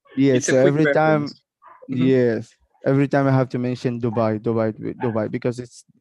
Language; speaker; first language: English; non-native, fluent; Arabic